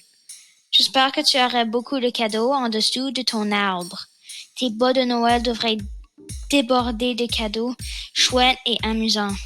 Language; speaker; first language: French; non-native, local second language; English